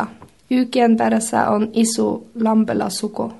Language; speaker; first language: Finnish; non-native, learner; Norwegian